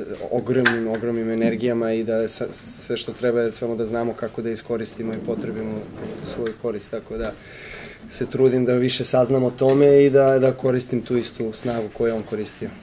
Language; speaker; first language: Serbian; native; Serbian